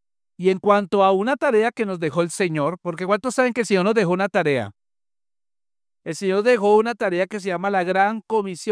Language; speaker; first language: Spanish; native; Spanish